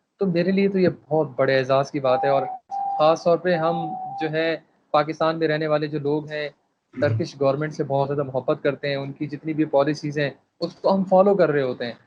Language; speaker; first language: Urdu; non-native, local second language; Pashto